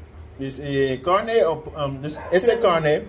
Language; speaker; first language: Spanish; non-native, learner; English